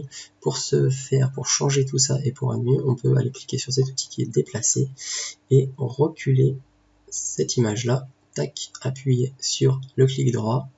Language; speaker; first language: French; native; French